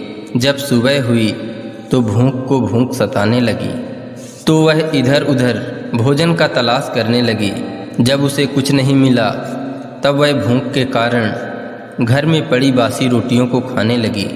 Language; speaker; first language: Hindi; native; Hindi